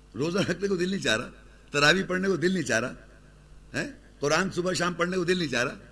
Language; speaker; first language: Urdu; native; Urdu